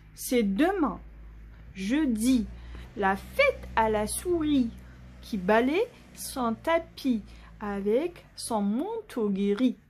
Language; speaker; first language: French; non-native, local second language; Arabic